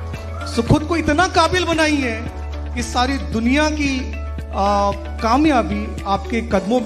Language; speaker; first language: Hindi; native; Hindi